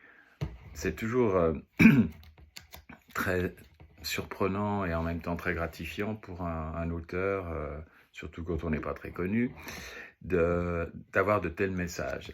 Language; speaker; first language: French; native; French